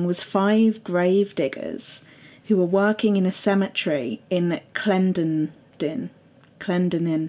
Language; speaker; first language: English; native; English